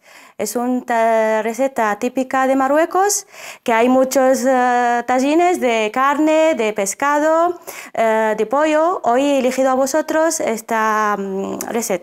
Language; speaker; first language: Spanish; non-native, fluent; Arabic